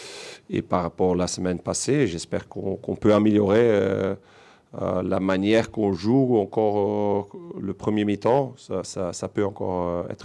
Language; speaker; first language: French; non-native, local second language; Dutch